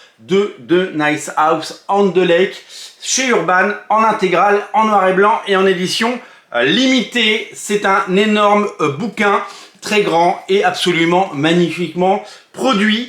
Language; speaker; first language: French; native; French